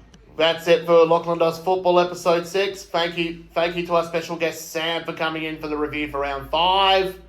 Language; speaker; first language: English; native; English